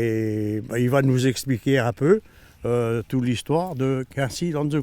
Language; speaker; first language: French; native; French